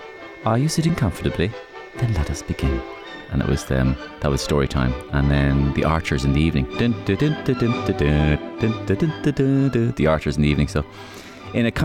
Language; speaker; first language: English; native; English